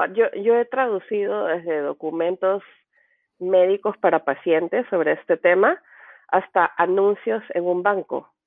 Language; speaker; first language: Spanish; native; Spanish